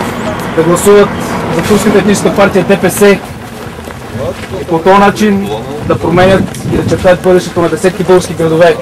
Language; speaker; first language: Bulgarian; native; Bulgarian